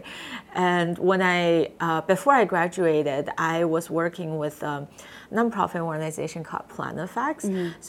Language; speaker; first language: English; non-native, fluent; Chinese